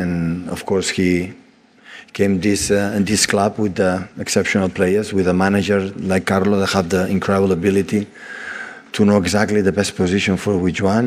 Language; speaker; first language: English; non-native, fluent; Catalan